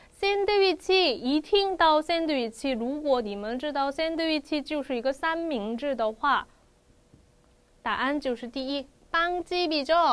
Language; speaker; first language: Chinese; non-native, fluent; Korean